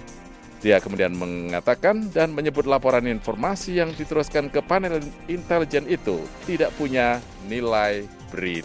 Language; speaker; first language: Indonesian; native; Indonesian